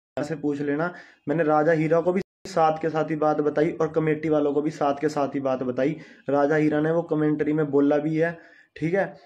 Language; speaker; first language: Hindi; non-native, local second language; Punjabi